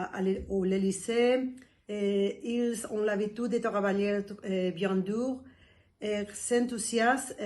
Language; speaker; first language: French; non-native, fluent; Spanish